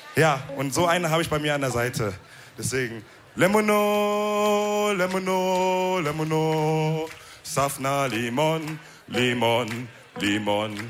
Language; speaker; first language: German; early bilingual, other home language; Wolof